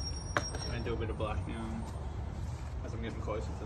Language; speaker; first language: English; native; English